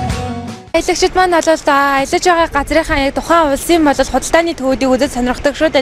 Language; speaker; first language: Mongolian; native; Mongolian